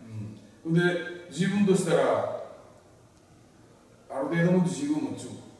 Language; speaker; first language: Japanese; native; Japanese